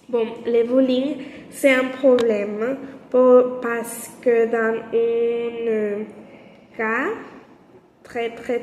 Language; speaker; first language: French; non-native, learner; Spanish